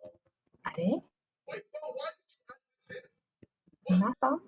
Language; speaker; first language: Japanese; non-native, fluent; Malay